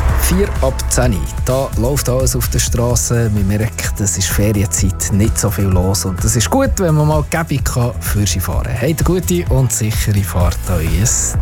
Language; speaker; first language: German; native; German